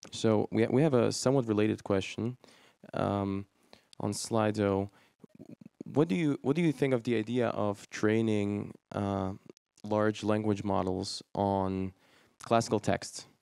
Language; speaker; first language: English; non-native, fluent; Slovak